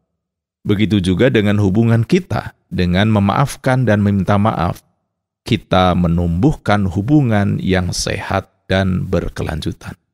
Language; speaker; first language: Indonesian; native; Indonesian